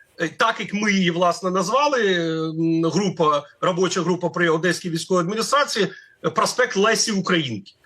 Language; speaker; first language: Ukrainian; native; Ukrainian